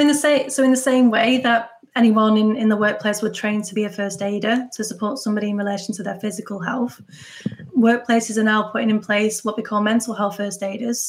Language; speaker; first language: English; native; English